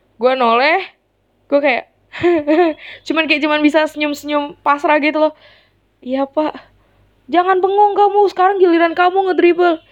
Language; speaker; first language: Indonesian; native; Indonesian